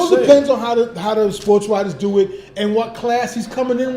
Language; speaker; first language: English; native; English